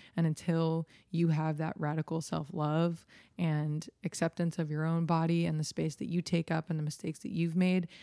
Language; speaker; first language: English; native; English